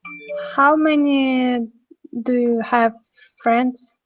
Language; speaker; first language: English; non-native, learner; Russian